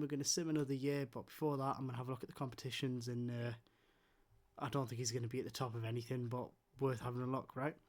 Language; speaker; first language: English; native; English